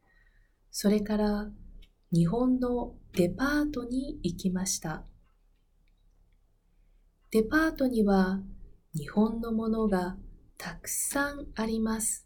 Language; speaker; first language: Japanese; non-native, learner; Spanish